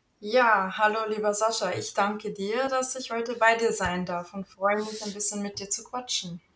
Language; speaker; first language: German; native; German